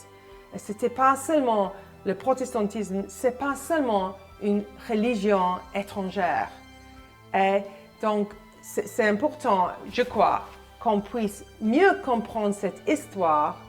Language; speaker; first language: French; non-native, fluent; English